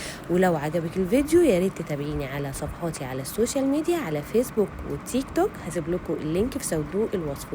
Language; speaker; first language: Arabic; native; Arabic